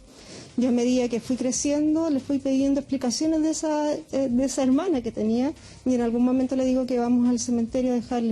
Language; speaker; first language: Spanish; native; Spanish